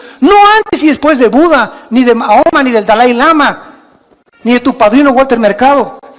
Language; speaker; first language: Spanish; native; Spanish